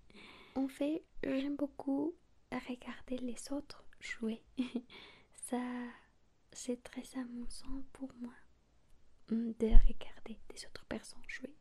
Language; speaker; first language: French; non-native, learner; Spanish